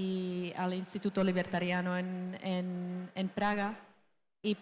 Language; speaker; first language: Spanish; non-native, fluent; Czech